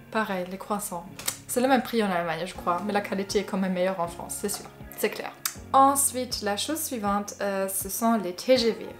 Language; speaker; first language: French; non-native, fluent; German